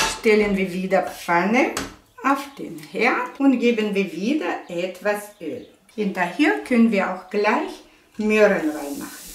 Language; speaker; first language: German; non-native, fluent; Russian